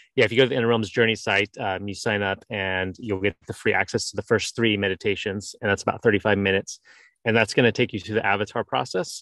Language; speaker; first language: English; native; English